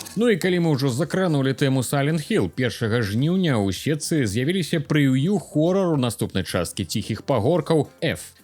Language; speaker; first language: Belarusian; native; Belarusian